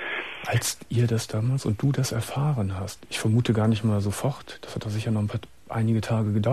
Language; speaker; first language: German; native; German